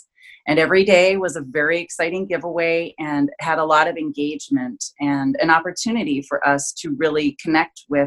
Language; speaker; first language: English; native; English